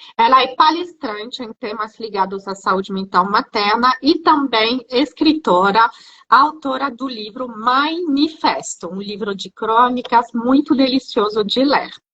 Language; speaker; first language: Portuguese; non-native, fluent; French